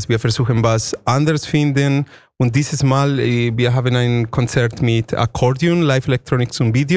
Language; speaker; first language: German; non-native, fluent; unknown